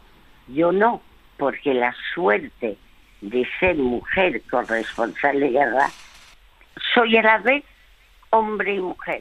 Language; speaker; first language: Spanish; early bilingual, other home language; French